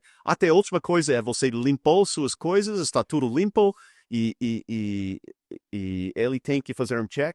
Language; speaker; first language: Portuguese; non-native, fluent; English